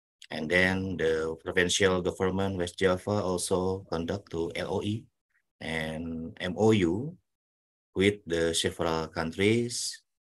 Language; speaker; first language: English; non-native, learner; Indonesian